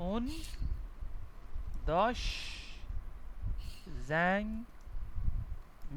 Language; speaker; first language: Persian; non-native, fluent; Urdu